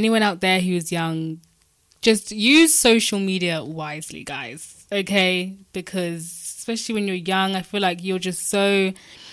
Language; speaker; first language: English; native; English